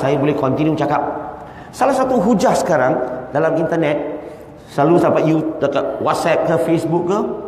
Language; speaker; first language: Malay; native; Malay